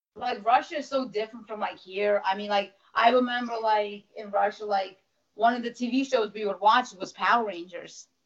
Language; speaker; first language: English; early bilingual, other home language; Russian